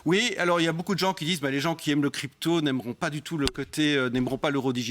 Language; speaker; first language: French; native; French